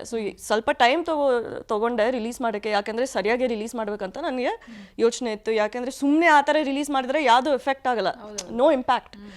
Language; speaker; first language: Kannada; early bilingual, heritage; Kannada